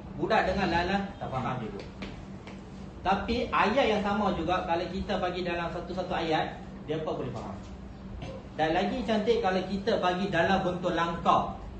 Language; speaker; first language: Malay; non-native, local second language; Tamil